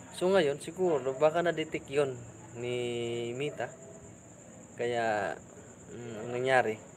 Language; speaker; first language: Filipino; non-native, local second language; Masbatenyo